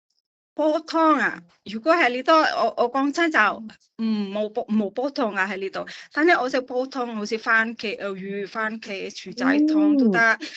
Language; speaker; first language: Cantonese; non-native, fluent; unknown